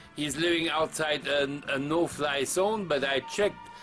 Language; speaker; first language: English; non-native, fluent; German